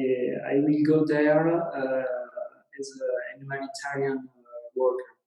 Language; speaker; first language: English; non-native, learner; Italian